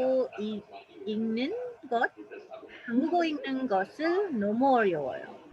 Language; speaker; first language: Korean; non-native, learner; English